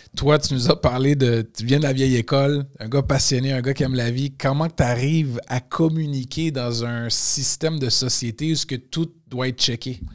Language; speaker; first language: French; native; French